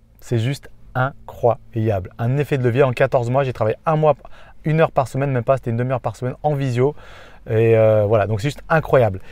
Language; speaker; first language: French; native; French